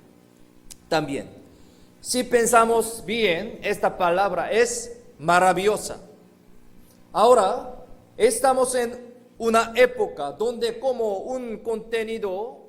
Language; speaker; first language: Spanish; non-native, fluent; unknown